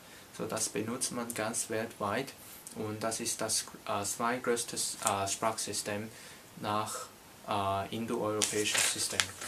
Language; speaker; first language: German; non-native, learner; Cantonese